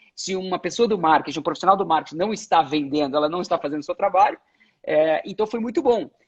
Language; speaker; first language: Portuguese; native; Portuguese